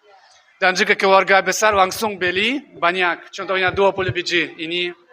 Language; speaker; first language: Indonesian; non-native, learner; Russian